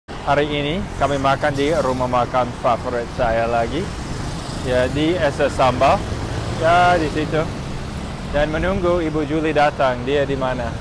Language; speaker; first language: Indonesian; non-native, fluent; English